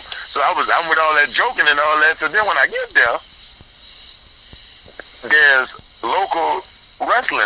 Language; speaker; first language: English; native; English